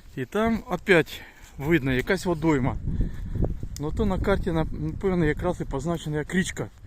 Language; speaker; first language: Ukrainian; non-native, local second language; Russian